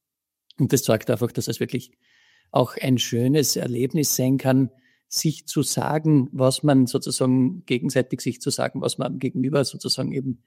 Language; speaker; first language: German; native; German